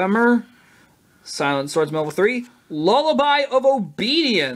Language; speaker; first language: English; native; English